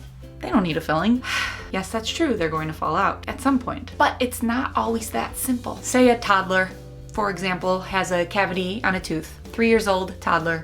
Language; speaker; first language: English; native; English